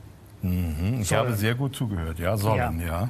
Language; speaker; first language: German; native; German